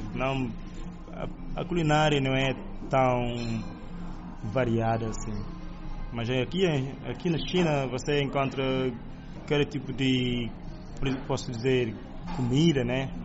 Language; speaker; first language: Portuguese; non-native, local second language; Kabuverdianu